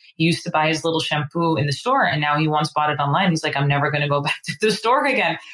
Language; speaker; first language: English; non-native, fluent; Dutch